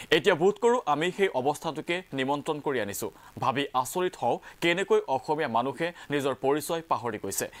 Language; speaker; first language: Assamese; native; Assamese